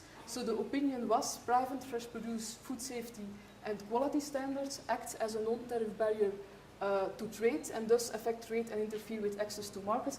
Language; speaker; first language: English; non-native, fluent; Dutch